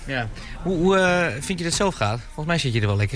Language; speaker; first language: Dutch; native; Dutch